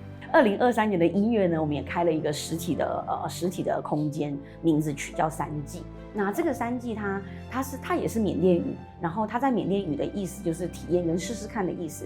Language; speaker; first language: Chinese; native; Chinese